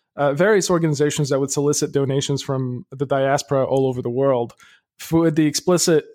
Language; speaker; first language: English; early bilingual, other home language; Arabic